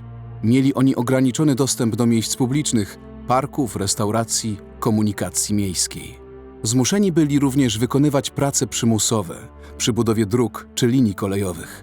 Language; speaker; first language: Polish; native; Polish